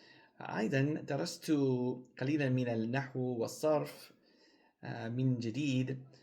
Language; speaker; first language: Arabic; non-native, learner; English